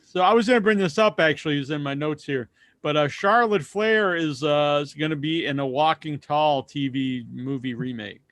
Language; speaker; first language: English; native; English